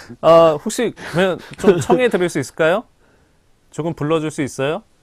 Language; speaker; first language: Korean; native; Korean